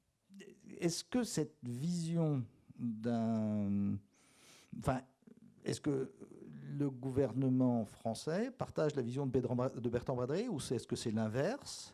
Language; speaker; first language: French; native; French